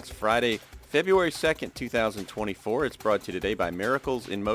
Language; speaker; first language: English; native; English